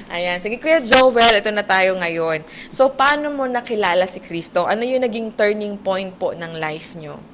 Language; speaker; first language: Filipino; native; Filipino